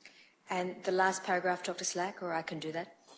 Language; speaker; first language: English; native; English